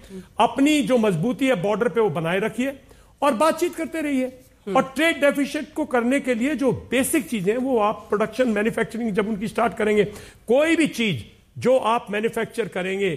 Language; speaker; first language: Hindi; native; Hindi